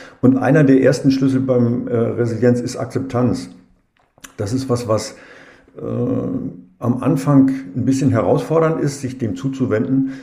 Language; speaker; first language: German; native; German